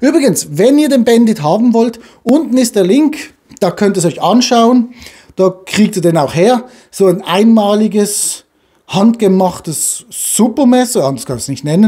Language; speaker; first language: German; native; German